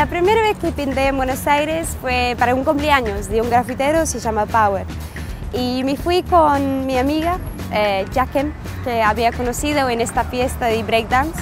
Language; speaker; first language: Spanish; non-native, fluent; English